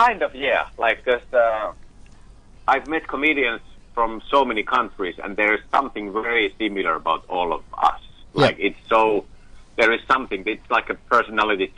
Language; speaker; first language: English; non-native, fluent; Finnish